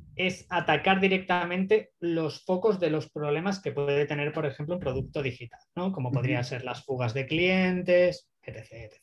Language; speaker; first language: Spanish; native; Spanish